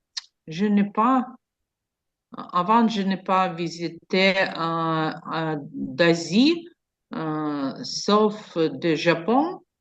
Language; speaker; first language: French; non-native, learner; Ukrainian